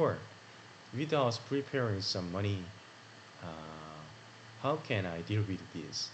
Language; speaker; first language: English; non-native, learner; Korean